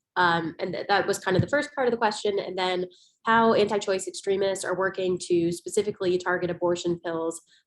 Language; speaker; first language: English; native; English